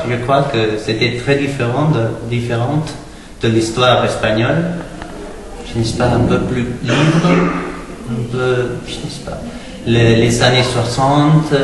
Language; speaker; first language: French; non-native, learner; Spanish